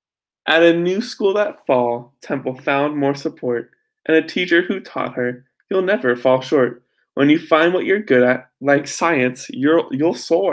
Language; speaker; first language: English; native; English